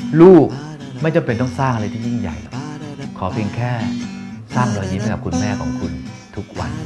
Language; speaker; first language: Thai; native; Thai